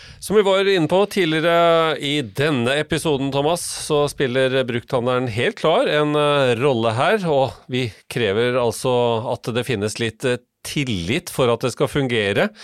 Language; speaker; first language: Norwegian; native; Norwegian